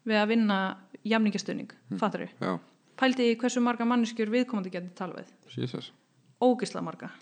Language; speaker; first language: Icelandic; non-native, fluent; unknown